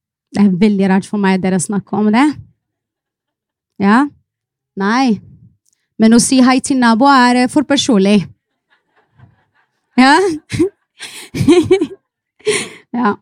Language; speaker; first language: Norwegian; non-native, fluent; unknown